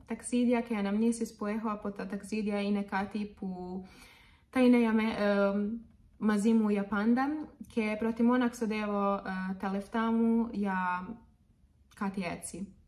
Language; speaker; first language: Greek; non-native, learner; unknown